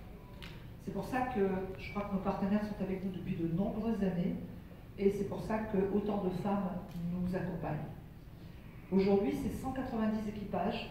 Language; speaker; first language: French; native; French